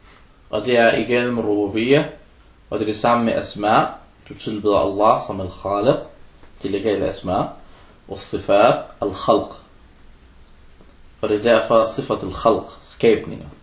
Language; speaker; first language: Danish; early bilingual, other home language; Arabic